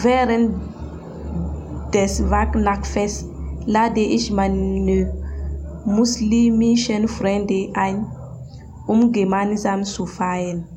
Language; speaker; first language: German; non-native, learner; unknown